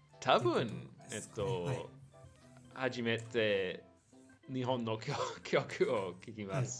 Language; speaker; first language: Japanese; non-native, learner; English